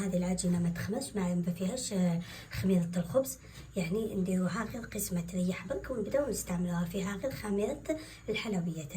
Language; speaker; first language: Arabic; native; Arabic